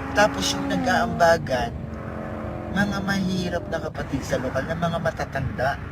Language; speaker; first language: Filipino; native; Filipino